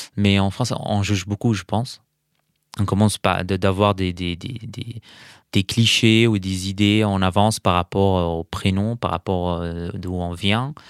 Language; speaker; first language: French; non-native, fluent; Arabic